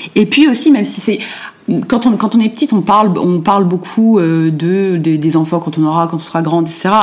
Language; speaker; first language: French; early bilingual, other home language; German